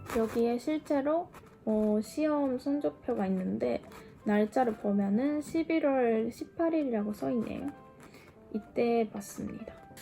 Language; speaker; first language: Korean; non-native, fluent; Japanese